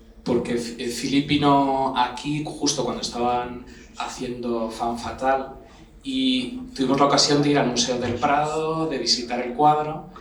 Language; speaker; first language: Spanish; native; Spanish